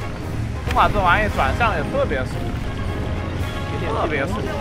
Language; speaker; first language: Chinese; native; Chinese